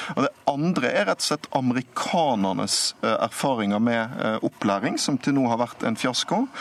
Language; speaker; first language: Norwegian; native; Norwegian